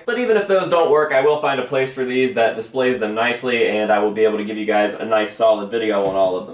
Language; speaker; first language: English; native; English